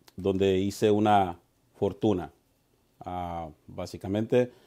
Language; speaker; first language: Spanish; native; Spanish